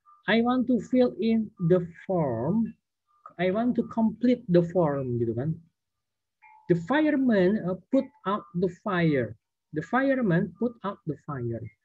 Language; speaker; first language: English; non-native, fluent; Indonesian